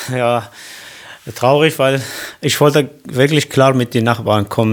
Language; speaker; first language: German; non-native, learner; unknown